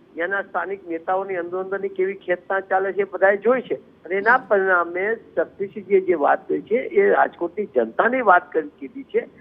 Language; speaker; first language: Gujarati; native; Gujarati